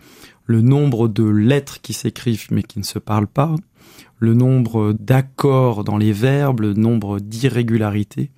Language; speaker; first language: French; native; French